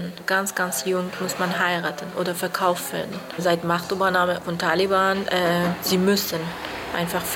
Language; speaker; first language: German; non-native, fluent; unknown